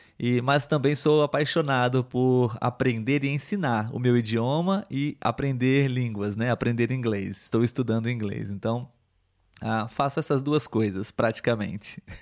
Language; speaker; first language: Portuguese; native; Portuguese